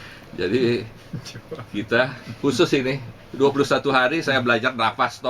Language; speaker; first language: Indonesian; non-native, local second language; Javanese